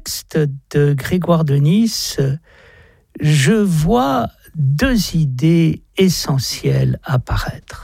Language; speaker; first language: French; native; French